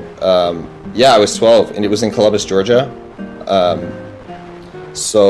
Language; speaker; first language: English; native; English